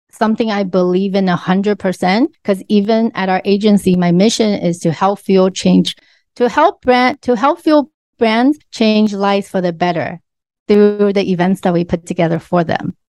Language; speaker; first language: English; early bilingual, other home language; Chinese